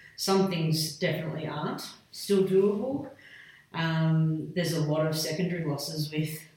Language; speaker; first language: English; native; English